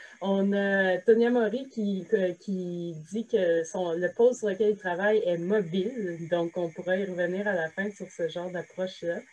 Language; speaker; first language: French; native; French